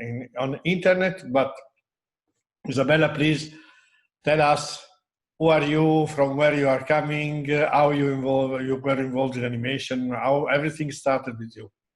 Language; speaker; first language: English; non-native, fluent; Italian